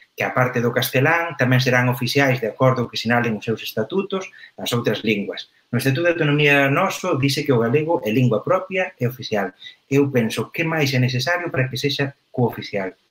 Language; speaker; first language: Galician; native; Galician